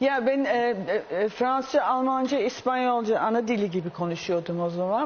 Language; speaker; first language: Turkish; non-native, fluent; English